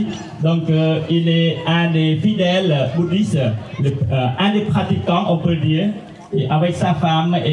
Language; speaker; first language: French; non-native, fluent; Khmer